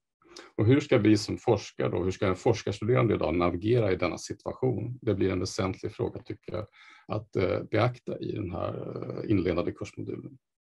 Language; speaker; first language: Swedish; native; Swedish